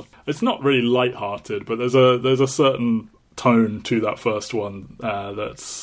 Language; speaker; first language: English; native; English